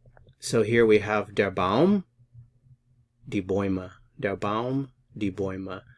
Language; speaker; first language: German; non-native, fluent; English